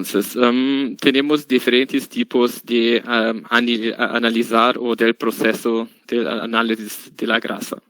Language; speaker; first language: Spanish; non-native, learner; German